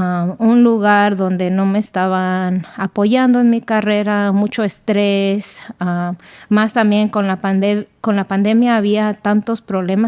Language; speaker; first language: Spanish; early bilingual, other home language; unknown